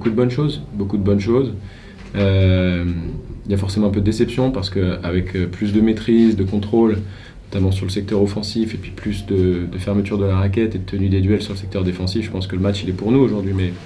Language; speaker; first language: French; native; French